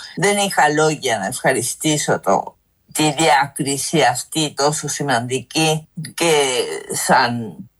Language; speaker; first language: Greek; non-native, fluent; Spanish